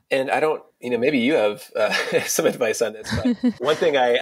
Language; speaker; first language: English; native; English